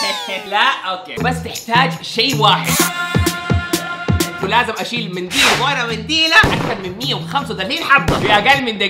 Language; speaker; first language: Arabic; native; Arabic